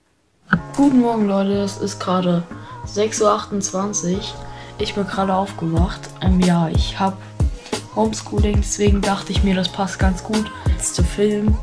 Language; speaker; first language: German; native; German